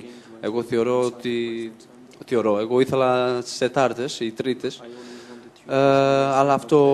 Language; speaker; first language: Greek; non-native, fluent; Portuguese